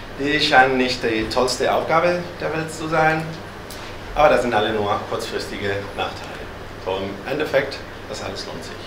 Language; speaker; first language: German; non-native, fluent; Spanish